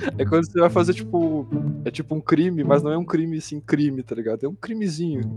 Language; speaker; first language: Portuguese; native; Portuguese